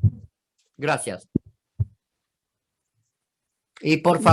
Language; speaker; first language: Spanish; non-native, fluent; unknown